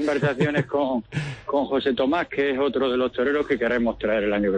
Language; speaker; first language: Spanish; native; Spanish